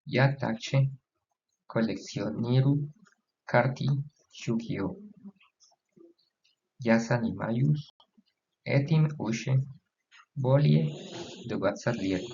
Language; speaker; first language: Russian; non-native, learner; Spanish